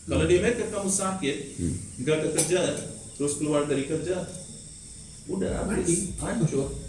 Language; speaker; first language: Indonesian; non-native, fluent; English